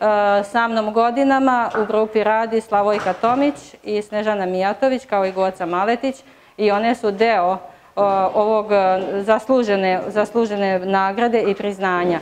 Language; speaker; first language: Serbian; native; Serbian